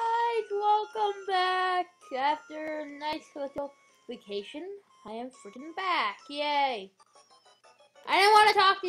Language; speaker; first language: English; native; English